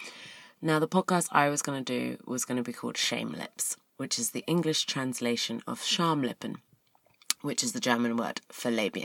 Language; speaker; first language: English; native; English